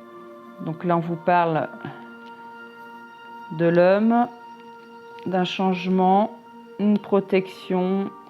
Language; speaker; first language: French; native; French